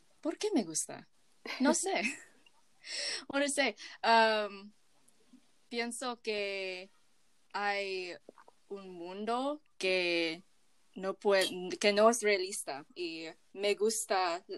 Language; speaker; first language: Spanish; non-native, learner; English